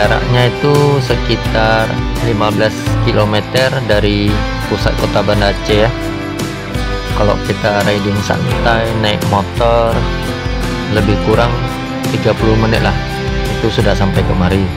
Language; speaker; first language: Indonesian; native; Indonesian